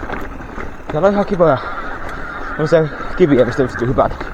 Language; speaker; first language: Finnish; native; Finnish